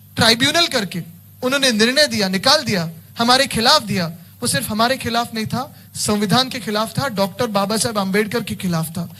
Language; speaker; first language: Hindi; non-native, local second language; Marathi